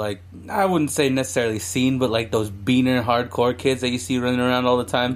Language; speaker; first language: English; native; English